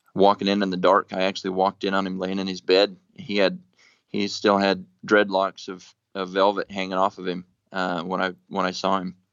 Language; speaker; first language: English; native; English